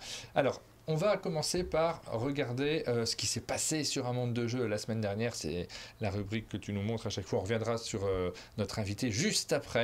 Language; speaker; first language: French; native; French